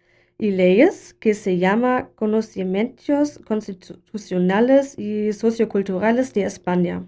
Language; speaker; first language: Spanish; non-native, learner; German